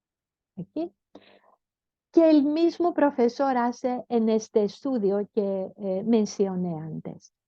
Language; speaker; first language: Spanish; non-native, fluent; Greek